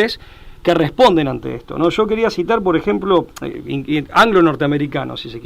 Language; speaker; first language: Spanish; native; Spanish